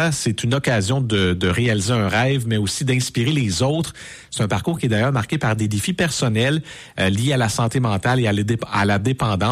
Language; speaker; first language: French; native; French